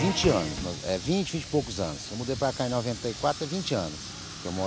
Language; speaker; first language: Portuguese; native; Portuguese